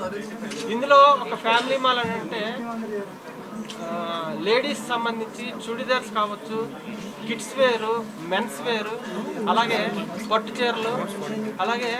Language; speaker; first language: Telugu; native; Telugu